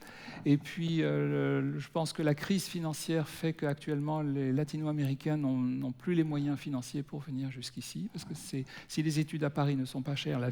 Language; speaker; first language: French; native; French